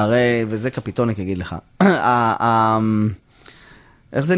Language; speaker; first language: Hebrew; native; Hebrew